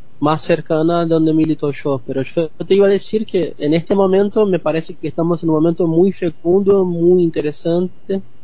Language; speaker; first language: Spanish; non-native, fluent; Portuguese